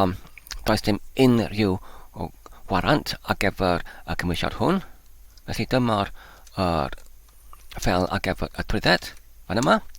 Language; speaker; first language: Welsh; non-native, learner; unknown